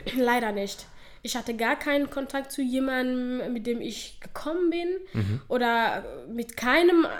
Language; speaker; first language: German; non-native, fluent; Somali